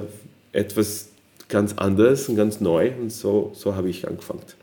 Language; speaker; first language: German; non-native, fluent; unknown